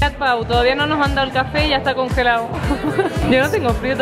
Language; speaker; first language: Spanish; native; Spanish